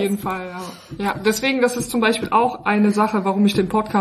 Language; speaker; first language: German; native; German